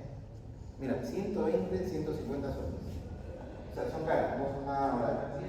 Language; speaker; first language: Spanish; native; Spanish